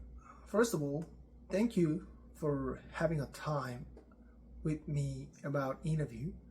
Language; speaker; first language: English; non-native, learner; Korean